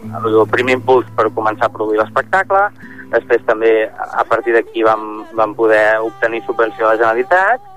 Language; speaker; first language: Catalan; native; Catalan